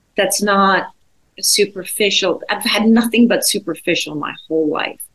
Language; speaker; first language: English; non-native, fluent; Czech